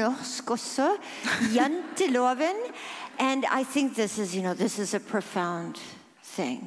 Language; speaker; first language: English; early bilingual, other home language; Norwegian